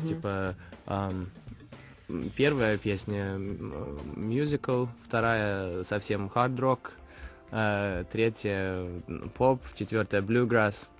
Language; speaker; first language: Russian; early bilingual, heritage; Russian